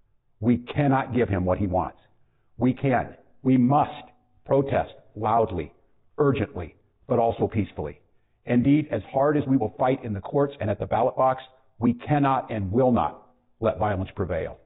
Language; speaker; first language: English; native; English